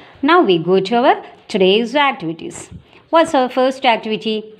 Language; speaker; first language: English; non-native, local second language; Malayalam